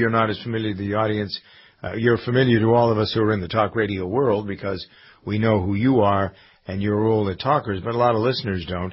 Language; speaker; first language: English; native; English